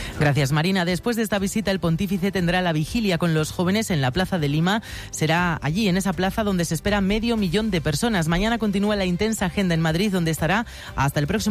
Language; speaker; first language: Spanish; native; Spanish